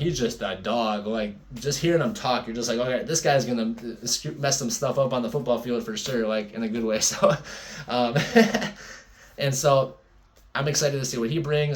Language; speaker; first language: English; native; English